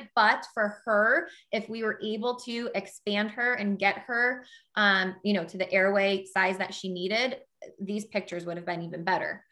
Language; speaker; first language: English; native; English